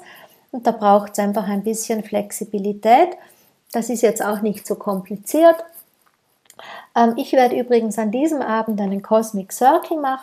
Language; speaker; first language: German; native; German